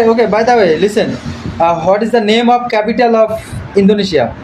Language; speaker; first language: English; non-native, learner; Bangla